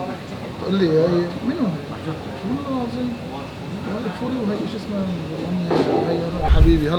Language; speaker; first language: Arabic; native; Arabic